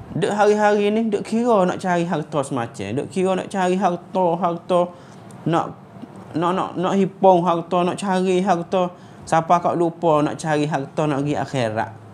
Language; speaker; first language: Malay; native; Malay